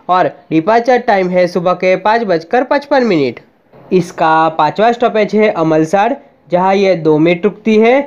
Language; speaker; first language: Hindi; non-native, local second language; Gujarati